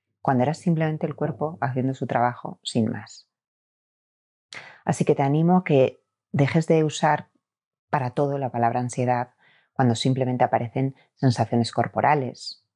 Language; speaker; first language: Spanish; native; Spanish